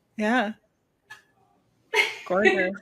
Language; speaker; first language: English; native; English